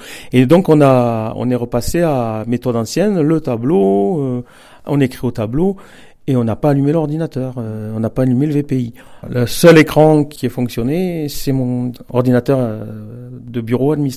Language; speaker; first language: French; native; French